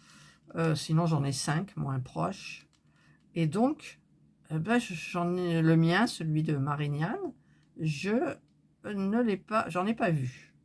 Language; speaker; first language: French; native; French